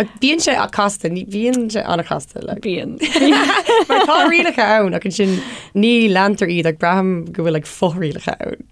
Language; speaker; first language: Irish; non-native, local second language; English